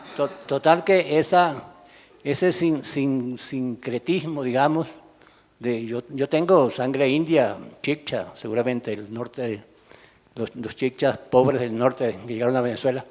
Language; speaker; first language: Spanish; native; Spanish